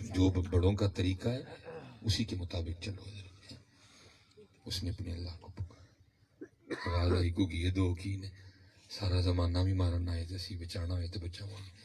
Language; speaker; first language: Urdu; non-native, local second language; Punjabi